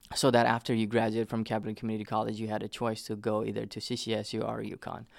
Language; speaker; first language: English; non-native, fluent; Nepali